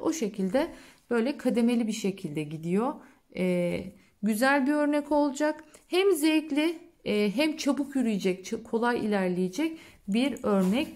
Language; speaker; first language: Turkish; native; Turkish